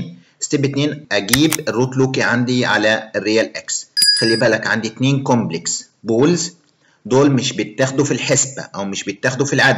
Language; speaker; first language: Arabic; native; Arabic